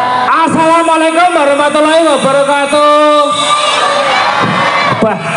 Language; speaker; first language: Indonesian; non-native, local second language; Javanese